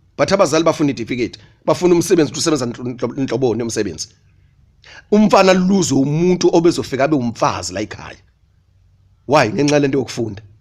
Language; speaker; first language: Zulu; native; Zulu